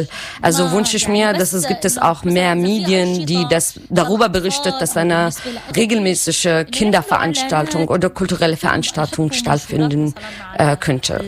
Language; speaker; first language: German; non-native, local second language; Arabic